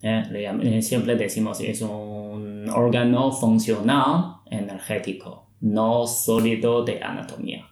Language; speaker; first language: Spanish; non-native, fluent; Chinese